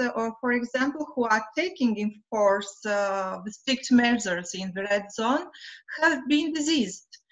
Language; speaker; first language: English; non-native, learner; Romanian